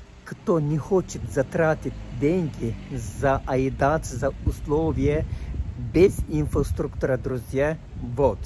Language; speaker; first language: Russian; non-native, fluent; Turkish